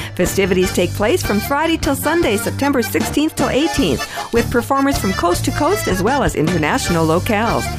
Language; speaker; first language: English; early bilingual, other home language; Ukrainian